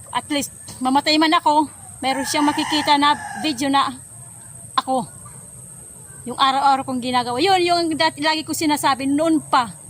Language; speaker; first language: Filipino; non-native, local second language; Waray